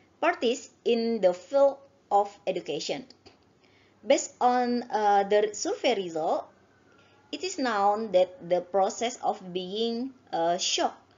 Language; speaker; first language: English; non-native, learner; Indonesian